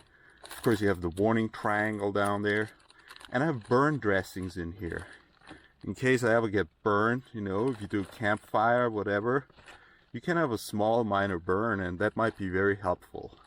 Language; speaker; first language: English; non-native, fluent; German